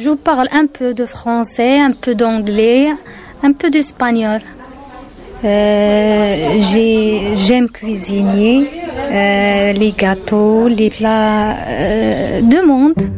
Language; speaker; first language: French; non-native, learner; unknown